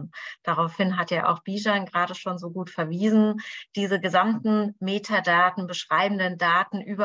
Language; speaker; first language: German; native; German